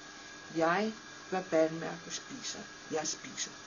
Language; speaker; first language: Danish; non-native, local second language; Kalaallisut